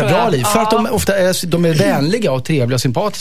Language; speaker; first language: Swedish; native; Swedish